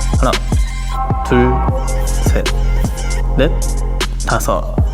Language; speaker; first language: Korean; native; Korean